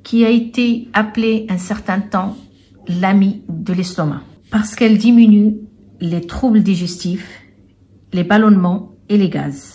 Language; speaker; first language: French; non-native, local second language; Arabic